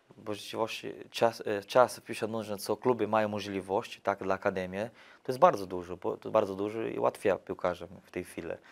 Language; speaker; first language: Polish; non-native, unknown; Portuguese